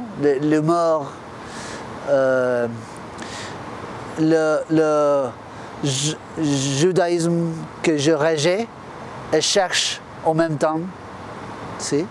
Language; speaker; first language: French; non-native, fluent; Spanish